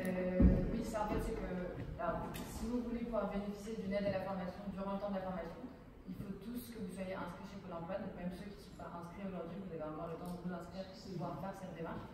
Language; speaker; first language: French; non-native, fluent; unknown